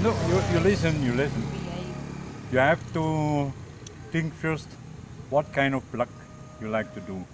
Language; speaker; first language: English; non-native, learner; German